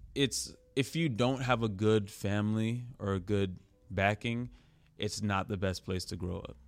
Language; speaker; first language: English; early bilingual, other home language; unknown